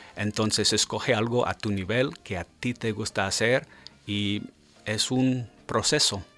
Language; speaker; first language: Spanish; non-native, fluent; English